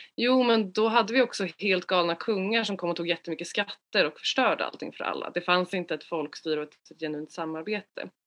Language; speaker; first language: Swedish; native; Swedish